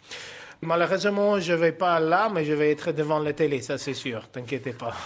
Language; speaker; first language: French; non-native, fluent; Afrikaans